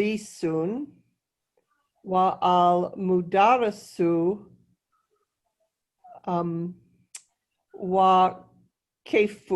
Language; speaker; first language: Arabic; non-native, learner; English